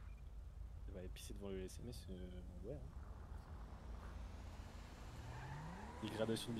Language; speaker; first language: French; native; French